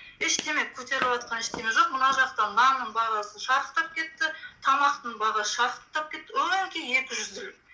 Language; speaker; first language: Kazakh; native; Kazakh